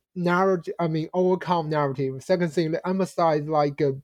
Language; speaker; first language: English; non-native, fluent; Chinese